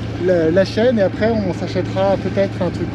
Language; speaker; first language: French; native; French